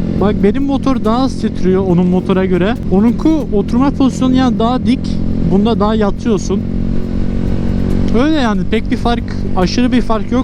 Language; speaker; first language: Turkish; early bilingual, heritage; Turkish